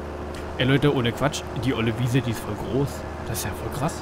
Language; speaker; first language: German; native; German